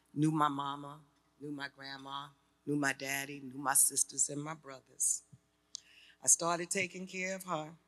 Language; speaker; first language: English; native; English